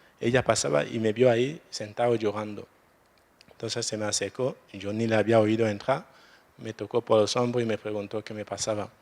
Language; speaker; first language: Spanish; non-native, fluent; French